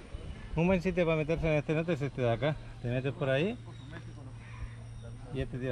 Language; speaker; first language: Spanish; native; Spanish